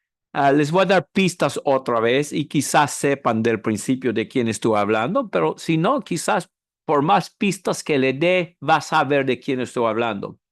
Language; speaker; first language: Spanish; non-native, fluent; English